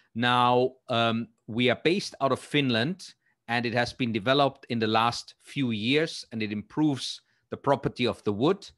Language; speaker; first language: English; non-native, fluent; German